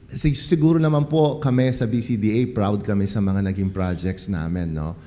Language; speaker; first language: Filipino; non-native, local second language; Pampanga